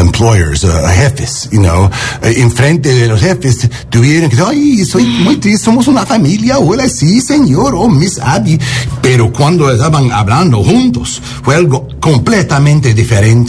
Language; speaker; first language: Spanish; early bilingual, heritage; Spanish